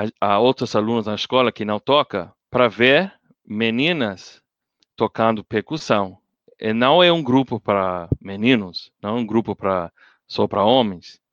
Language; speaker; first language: Portuguese; non-native, learner; English